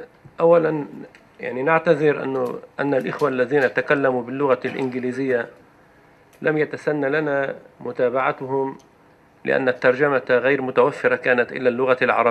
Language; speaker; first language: Arabic; native; Arabic